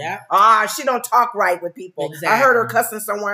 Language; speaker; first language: English; native; English